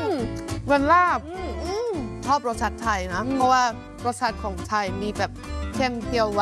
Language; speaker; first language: Thai; non-native, fluent; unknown